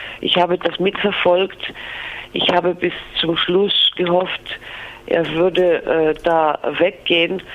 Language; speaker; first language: German; non-native, fluent; Greek